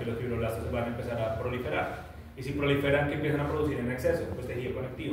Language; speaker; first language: Spanish; native; Spanish